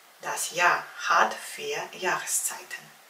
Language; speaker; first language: German; non-native, fluent; Czech